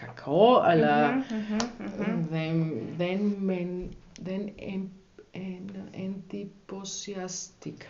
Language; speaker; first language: Greek; non-native, learner; German